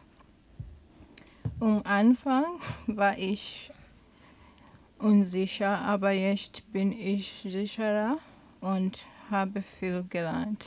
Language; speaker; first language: German; non-native, learner; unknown